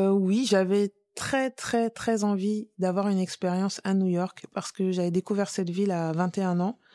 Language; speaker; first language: French; native; French